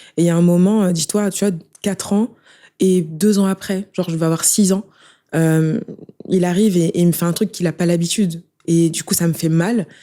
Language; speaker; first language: French; early bilingual, other home language; Haitian Creole